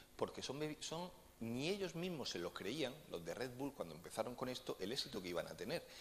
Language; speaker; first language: Spanish; native; Spanish